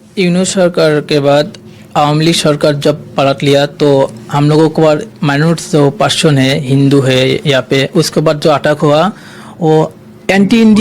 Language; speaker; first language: Hindi; non-native, learner; Bangla